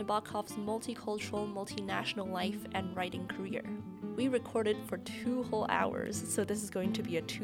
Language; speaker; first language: English; non-native, local second language; Cantonese